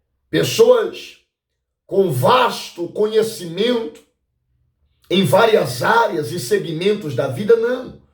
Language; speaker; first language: Portuguese; native; Portuguese